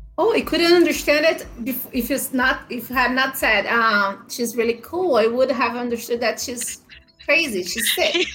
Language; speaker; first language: English; non-native, fluent; Portuguese